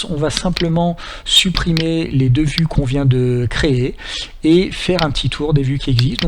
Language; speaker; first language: French; native; French